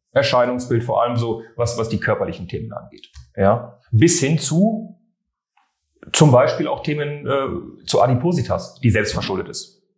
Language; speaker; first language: German; non-native, fluent; French